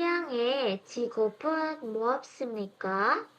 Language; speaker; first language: Korean; non-native, fluent; Indonesian